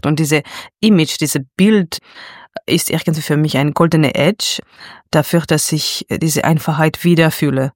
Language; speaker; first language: German; non-native, fluent; Georgian